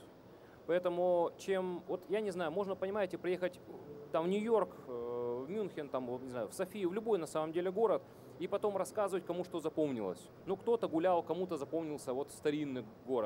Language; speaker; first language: Russian; native; Russian